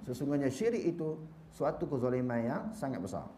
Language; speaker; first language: Malay; native; Malay